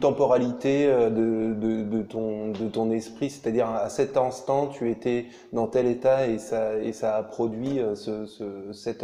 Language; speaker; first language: French; native; French